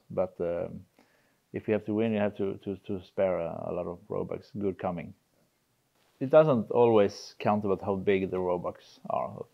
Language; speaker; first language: English; non-native, fluent; Swedish